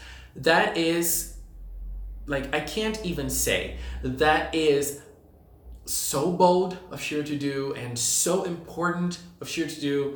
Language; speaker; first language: English; non-native, fluent; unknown